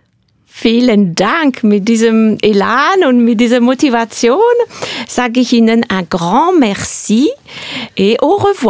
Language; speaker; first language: German; non-native, fluent; French